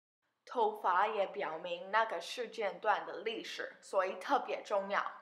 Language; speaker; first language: Chinese; non-native, learner; English